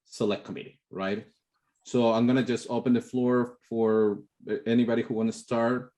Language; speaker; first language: English; non-native, fluent; Spanish